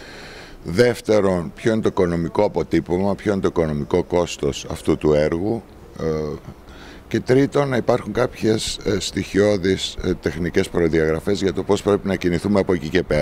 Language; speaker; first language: Greek; native; Greek